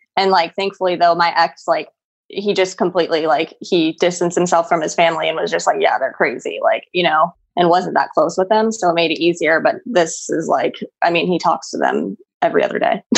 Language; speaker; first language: English; early bilingual, other home language; Spanish